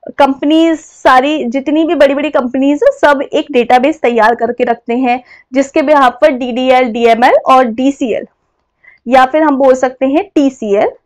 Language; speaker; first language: Hindi; native; Hindi